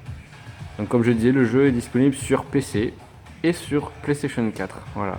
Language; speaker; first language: French; native; French